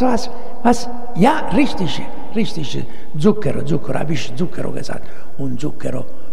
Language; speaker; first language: German; non-native, learner; Italian